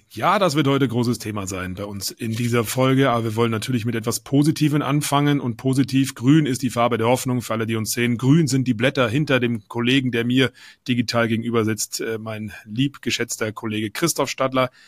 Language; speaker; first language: German; native; German